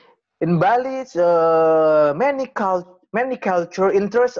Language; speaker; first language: English; non-native, learner; Indonesian